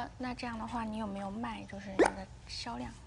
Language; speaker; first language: Chinese; non-native, fluent; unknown